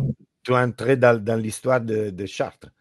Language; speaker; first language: French; non-native, learner; Italian